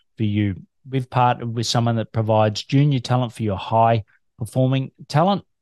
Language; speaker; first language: English; native; English